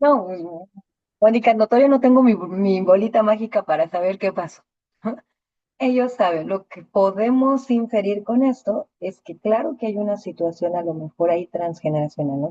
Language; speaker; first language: Spanish; native; Spanish